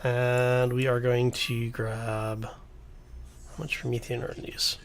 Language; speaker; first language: English; native; English